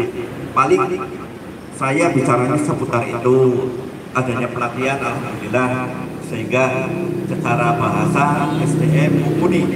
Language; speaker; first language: Indonesian; native; Indonesian